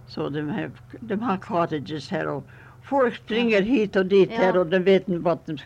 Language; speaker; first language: Swedish; early bilingual, heritage; Swedish